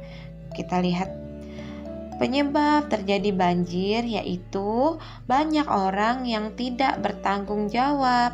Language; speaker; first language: Indonesian; native; Indonesian